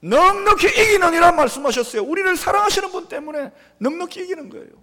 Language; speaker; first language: Korean; native; Korean